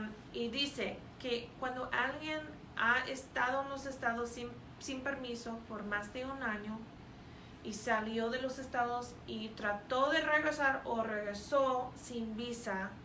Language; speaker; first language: Spanish; non-native, fluent; English